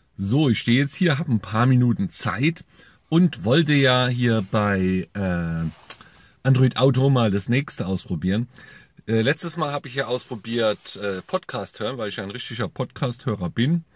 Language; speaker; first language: German; native; German